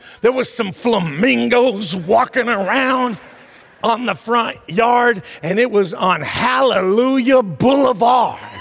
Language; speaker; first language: English; early bilingual, heritage; English